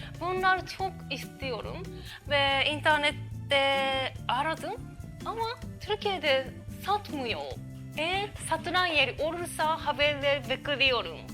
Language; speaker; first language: Turkish; non-native, learner; Japanese